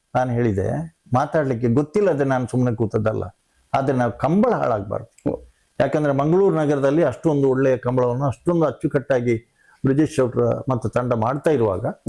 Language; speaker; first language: Kannada; non-native, local second language; Tulu